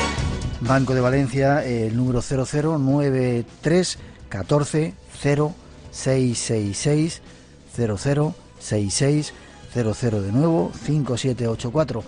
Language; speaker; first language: Spanish; native; Spanish